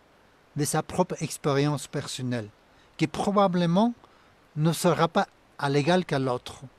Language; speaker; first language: French; non-native, fluent; Spanish